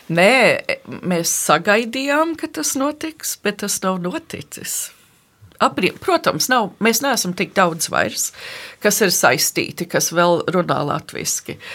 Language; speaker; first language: Latvian; early bilingual, heritage; Latvian